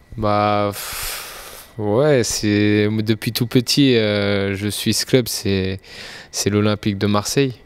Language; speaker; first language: French; native; French